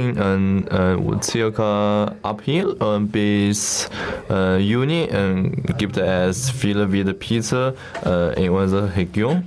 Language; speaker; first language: German; non-native, learner; Chinese